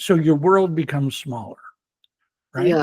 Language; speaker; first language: English; native; English